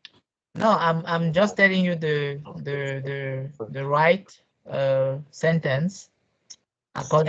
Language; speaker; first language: English; non-native, local second language; French